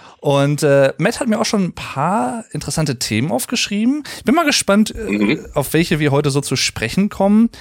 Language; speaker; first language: German; native; German